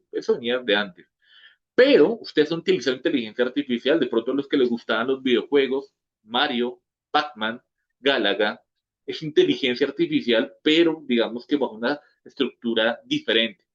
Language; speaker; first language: Spanish; native; Spanish